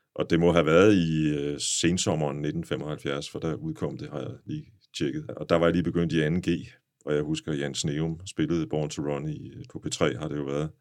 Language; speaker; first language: Danish; native; Danish